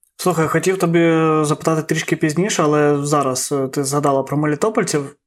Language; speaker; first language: Ukrainian; non-native, local second language; Russian